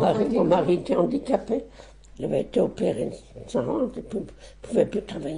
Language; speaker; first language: French; non-native, local second language; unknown